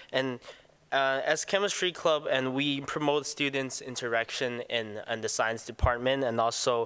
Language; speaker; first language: English; non-native, local second language; Cantonese